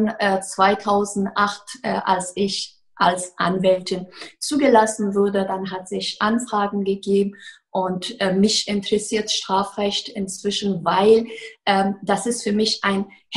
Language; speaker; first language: German; non-native, fluent; Persian